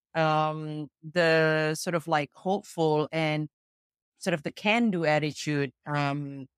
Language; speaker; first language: English; non-native, fluent; Indonesian